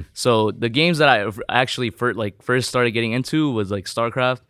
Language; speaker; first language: English; early bilingual, other home language; Filipino